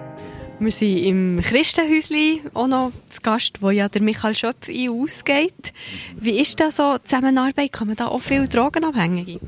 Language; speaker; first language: German; native; German